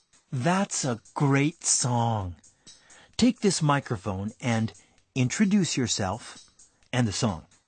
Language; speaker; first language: English; native; English